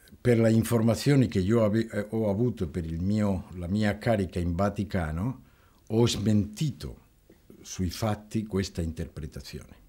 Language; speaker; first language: Italian; non-native, fluent; Spanish